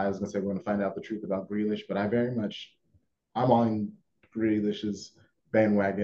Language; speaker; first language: English; native; English